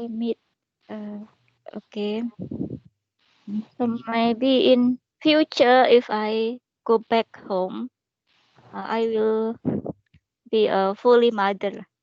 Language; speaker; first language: English; non-native, learner; Indonesian